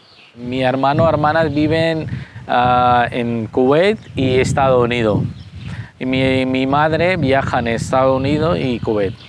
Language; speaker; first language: Spanish; non-native, fluent; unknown